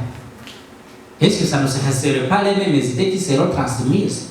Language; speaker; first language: French; non-native, local second language; Rundi